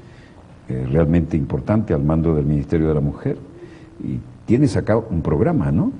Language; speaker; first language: Spanish; native; Spanish